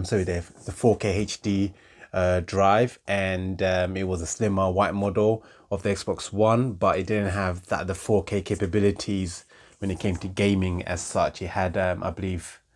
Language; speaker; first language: English; native; English